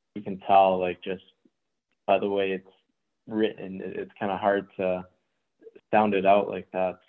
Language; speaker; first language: English; native; English